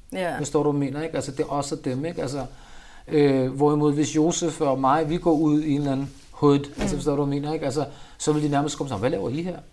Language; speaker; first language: Danish; early bilingual, other home language; Urdu